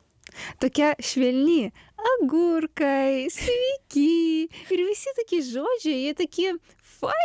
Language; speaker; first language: Lithuanian; non-native, learner; Ukrainian